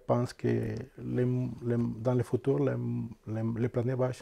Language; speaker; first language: French; non-native, fluent; Spanish